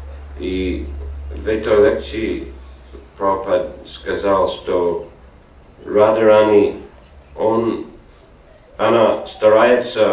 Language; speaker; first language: Russian; non-native, learner; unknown